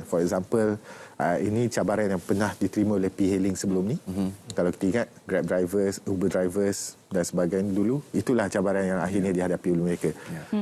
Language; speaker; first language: Malay; native; Malay